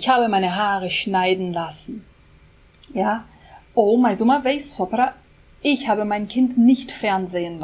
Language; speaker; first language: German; non-native, fluent; Portuguese